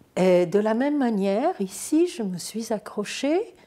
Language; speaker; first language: French; non-native, fluent; Turkish